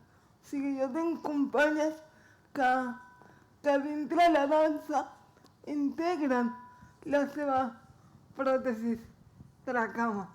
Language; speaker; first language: Catalan; non-native, local second language; Spanish